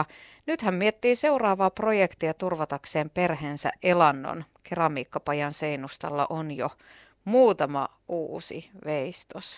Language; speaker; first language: Finnish; native; Finnish